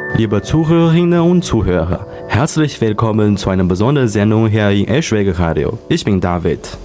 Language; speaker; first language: German; non-native, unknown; Chinese